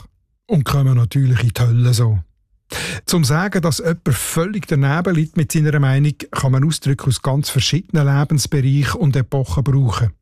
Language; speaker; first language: German; native; German